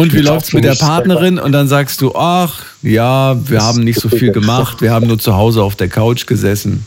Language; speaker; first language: German; native; German